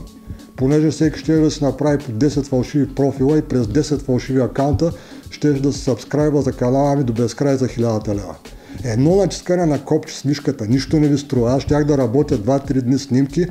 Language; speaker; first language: Bulgarian; native; Bulgarian